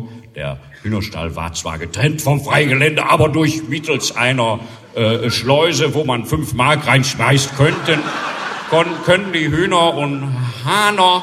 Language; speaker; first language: German; native; German